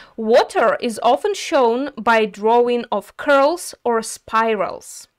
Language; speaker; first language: English; non-native, fluent; Ukrainian